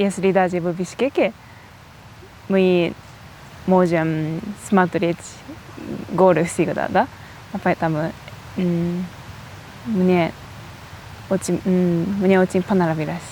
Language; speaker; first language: Russian; non-native, learner; Japanese